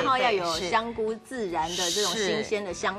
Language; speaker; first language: Chinese; native; Chinese